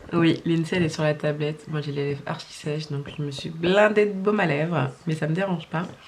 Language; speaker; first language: French; native; French